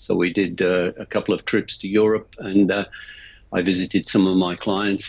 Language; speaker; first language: English; native; English